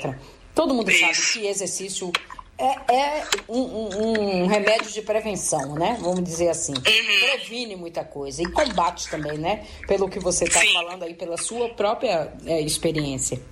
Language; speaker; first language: Portuguese; native; Portuguese